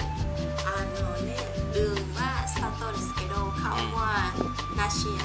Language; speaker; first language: Japanese; non-native, learner; Vietnamese